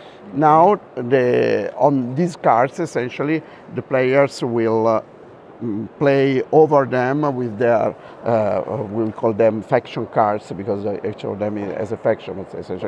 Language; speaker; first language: English; non-native, fluent; Italian